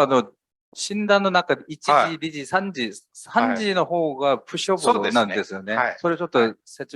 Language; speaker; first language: Japanese; non-native, local second language; Korean